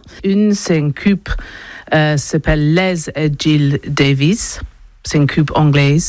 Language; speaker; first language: French; non-native, learner; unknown